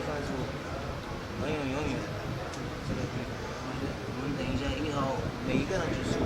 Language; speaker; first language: Chinese; non-native, learner; Punjabi